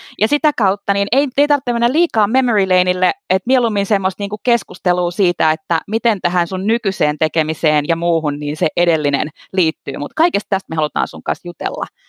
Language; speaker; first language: Finnish; native; Finnish